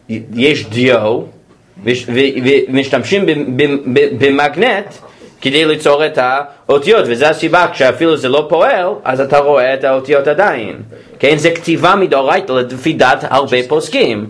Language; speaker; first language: Hebrew; non-native, fluent; English